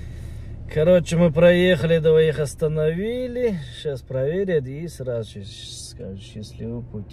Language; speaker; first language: Russian; non-native, fluent; Uzbek